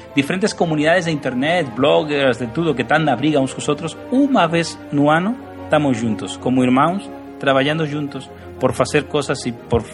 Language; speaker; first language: Portuguese; non-native, learner; Spanish